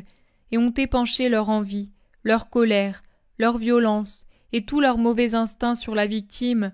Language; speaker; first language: French; native; French